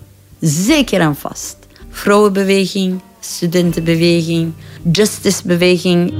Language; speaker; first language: Dutch; non-native, learner; Persian